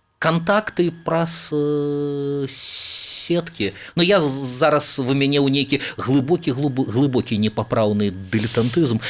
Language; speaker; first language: Belarusian; native; Belarusian